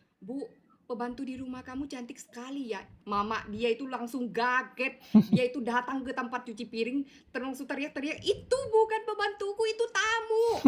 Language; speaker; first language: Indonesian; non-native, learner; Thai